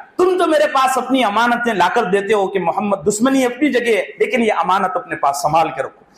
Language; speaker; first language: Urdu; native; Urdu